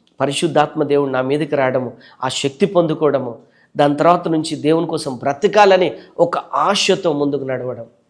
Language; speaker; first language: Telugu; native; Telugu